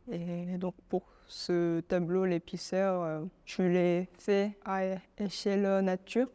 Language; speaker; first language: French; non-native, fluent; Korean